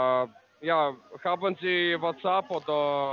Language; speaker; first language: German; non-native, learner; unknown